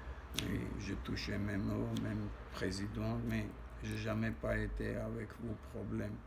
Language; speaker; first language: French; non-native, learner; Armenian